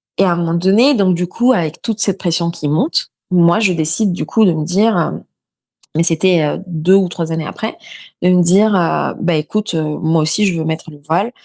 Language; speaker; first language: French; non-native, local second language; Arabic